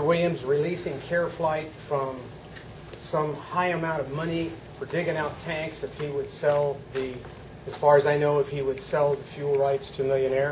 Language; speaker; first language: English; native; English